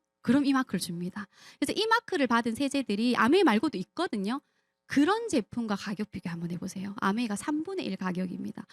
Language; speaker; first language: Korean; native; Korean